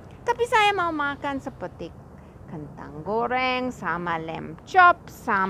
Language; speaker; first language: Indonesian; non-native, fluent; English